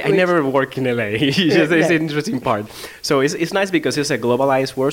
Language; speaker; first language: English; non-native, fluent; Spanish